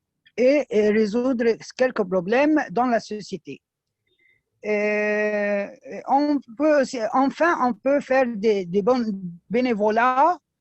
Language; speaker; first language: French; non-native, fluent; Arabic